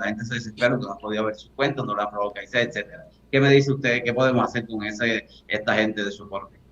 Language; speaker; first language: Spanish; native; Spanish